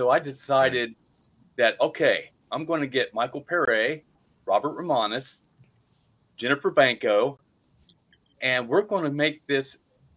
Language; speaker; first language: English; native; English